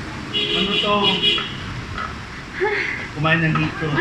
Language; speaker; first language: Filipino; non-native, local second language; Cebuano